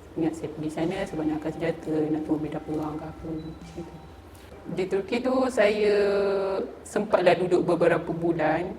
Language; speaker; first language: Malay; native; Malay